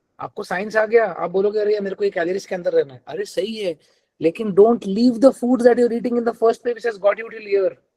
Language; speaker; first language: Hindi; non-native, local second language; Telugu